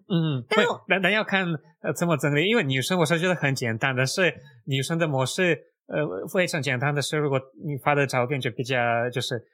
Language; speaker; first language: Chinese; non-native, fluent; Russian